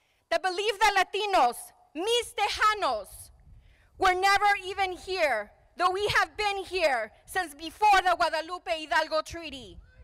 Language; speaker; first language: English; early bilingual, other home language; Spanish